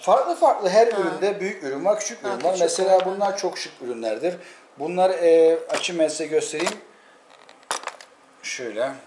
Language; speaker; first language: Turkish; native; Turkish